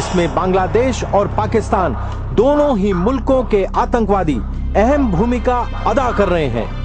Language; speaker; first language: Hindi; native; Hindi